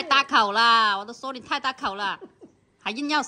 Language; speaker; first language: Chinese; native; Chinese